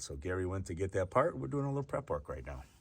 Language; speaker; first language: English; native; English